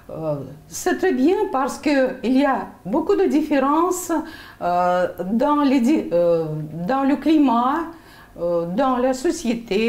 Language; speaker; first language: French; non-native, fluent; Russian